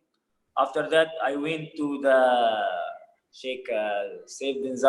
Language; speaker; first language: English; non-native, fluent; Arabic